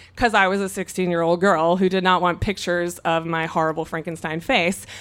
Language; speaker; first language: English; native; English